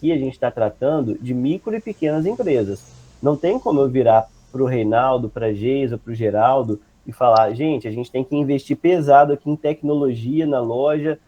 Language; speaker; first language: Portuguese; native; Portuguese